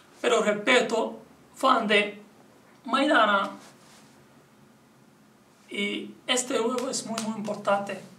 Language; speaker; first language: Spanish; non-native, learner; Portuguese